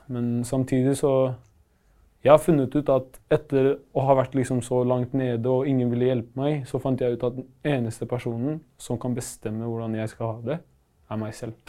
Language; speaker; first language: Norwegian; early bilingual, other home language; Arabic